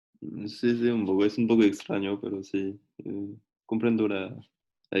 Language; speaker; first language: Spanish; non-native, fluent; French